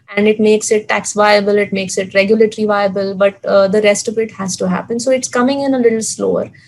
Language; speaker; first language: English; non-native, local second language; Hindi